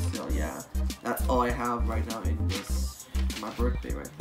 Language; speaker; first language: English; native; English